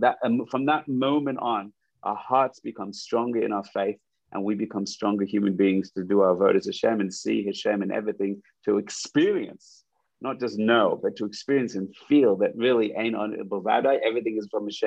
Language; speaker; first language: English; native; English